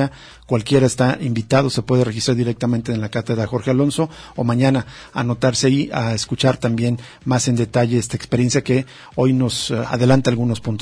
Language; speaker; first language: Spanish; native; Spanish